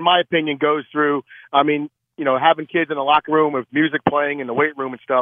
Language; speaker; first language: English; native; English